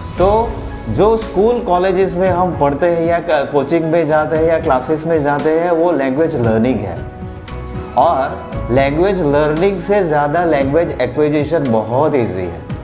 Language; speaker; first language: Hindi; non-native, local second language; Gujarati